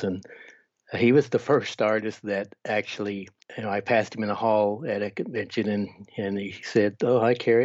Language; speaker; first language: English; native; English